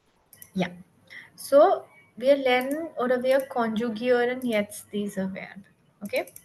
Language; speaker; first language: German; non-native, learner; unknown